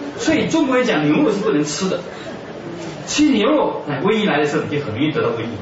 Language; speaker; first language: Chinese; native; Chinese